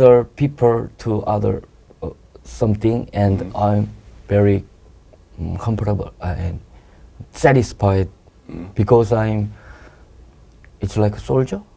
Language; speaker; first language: English; non-native, learner; Korean